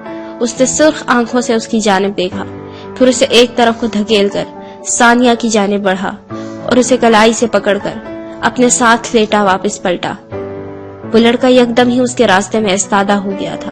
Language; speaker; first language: Urdu; native; Urdu